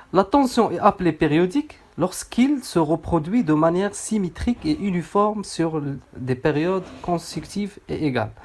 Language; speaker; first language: French; non-native, local second language; Arabic